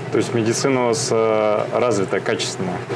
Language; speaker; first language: Russian; native; Russian